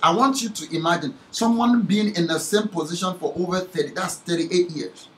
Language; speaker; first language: English; non-native, local second language; Yoruba